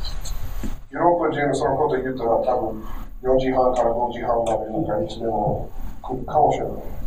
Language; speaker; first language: Japanese; non-native, learner; English